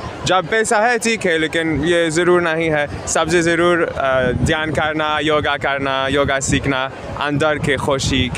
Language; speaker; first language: Hindi; non-native, learner; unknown